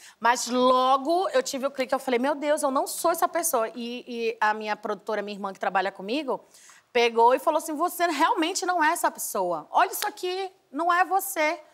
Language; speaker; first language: Portuguese; native; Portuguese